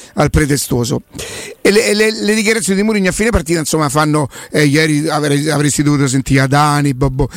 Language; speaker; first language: Italian; native; Italian